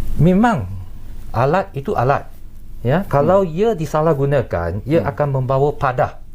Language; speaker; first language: Malay; non-native, local second language; Chinese